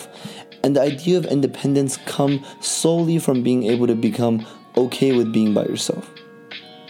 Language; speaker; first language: English; native; English